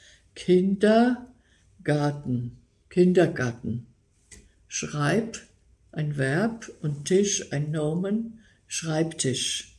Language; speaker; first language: German; native; German